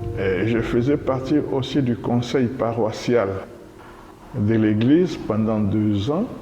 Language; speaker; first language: French; non-native, local second language; Lingala